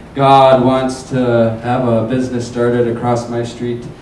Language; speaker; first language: English; native; English